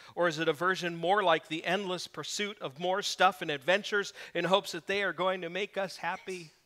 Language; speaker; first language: English; native; English